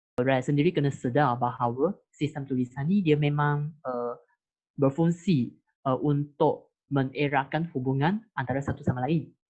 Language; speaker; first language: Malay; non-native, local second language; Chinese